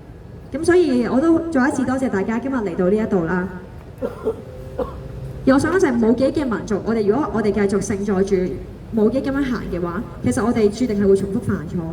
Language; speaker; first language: Cantonese; native; Cantonese